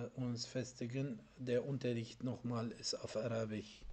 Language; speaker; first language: German; non-native, fluent; Arabic